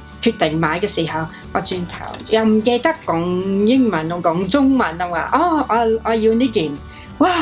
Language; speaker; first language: Cantonese; non-native, fluent; English